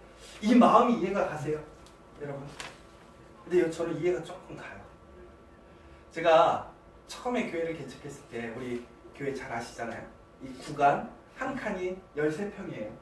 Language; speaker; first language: Korean; native; Korean